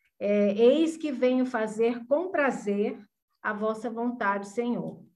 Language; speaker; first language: Portuguese; native; Portuguese